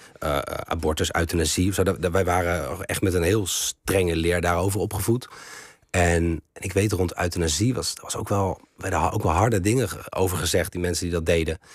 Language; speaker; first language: Dutch; native; Dutch